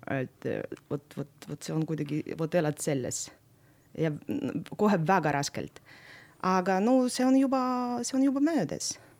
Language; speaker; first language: Estonian; non-native, local second language; Russian